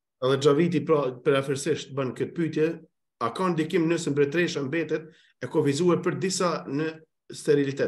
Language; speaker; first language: Albanian; native; Albanian